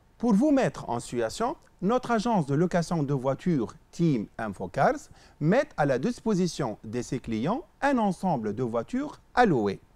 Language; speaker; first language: French; non-native, local second language; Arabic